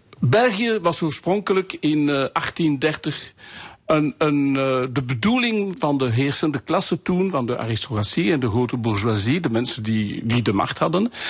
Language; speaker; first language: Dutch; non-native, local second language; French